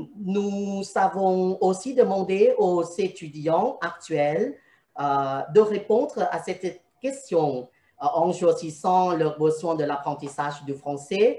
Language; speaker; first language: French; non-native, fluent; Thai